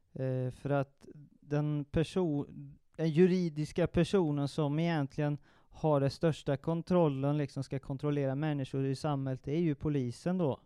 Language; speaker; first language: Swedish; native; Swedish